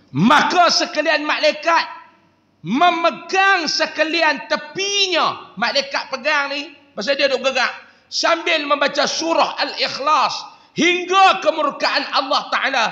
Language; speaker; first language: Malay; native; Malay